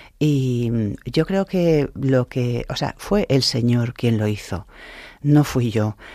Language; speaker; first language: Spanish; native; Spanish